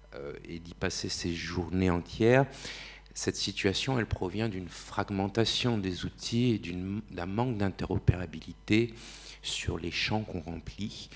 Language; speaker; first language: French; native; French